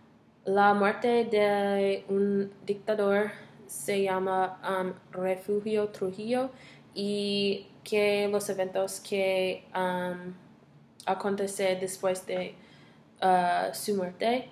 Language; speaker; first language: Spanish; non-native, learner; English